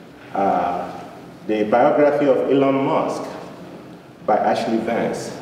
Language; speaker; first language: English; non-native, local second language; Yoruba